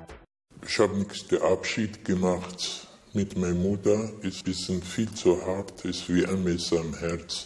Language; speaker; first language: German; non-native, learner; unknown